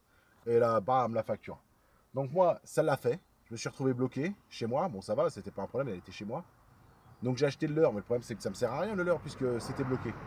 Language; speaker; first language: French; native; French